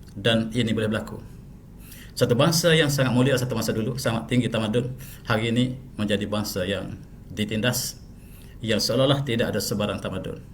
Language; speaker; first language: Malay; native; Malay